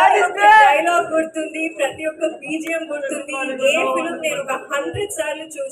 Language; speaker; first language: Telugu; non-native, learner; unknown